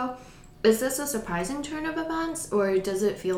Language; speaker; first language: English; non-native, local second language; Cantonese